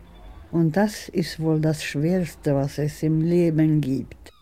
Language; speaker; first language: German; non-native, fluent; Swedish